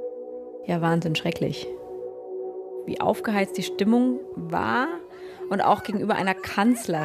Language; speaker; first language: German; native; German